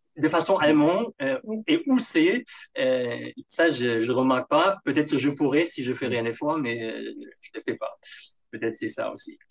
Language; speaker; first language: French; non-native, fluent; German